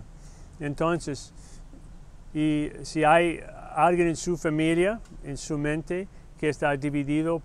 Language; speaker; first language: Spanish; non-native, fluent; English